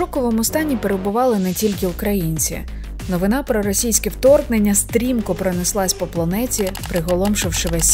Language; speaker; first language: Ukrainian; non-native, local second language; Russian